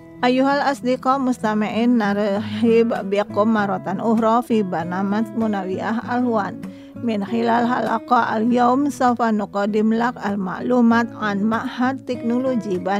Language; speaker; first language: Arabic; non-native, fluent; Indonesian